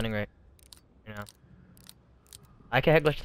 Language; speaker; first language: English; native; English